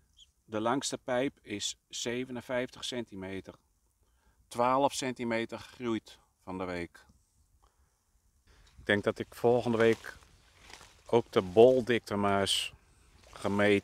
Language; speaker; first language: Dutch; native; Dutch